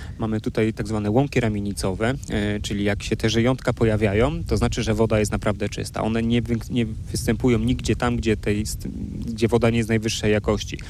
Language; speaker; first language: Polish; native; Polish